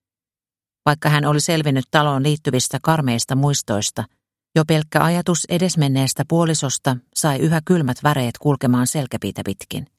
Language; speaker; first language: Finnish; native; Finnish